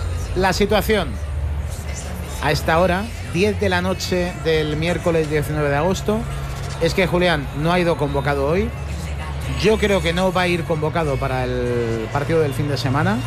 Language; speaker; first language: Spanish; native; Spanish